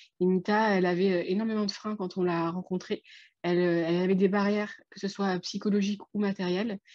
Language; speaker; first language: French; native; French